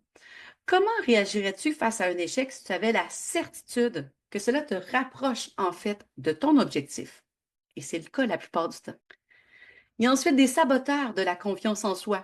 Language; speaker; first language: French; native; French